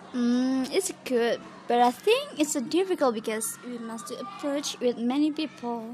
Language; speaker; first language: English; non-native, learner; Indonesian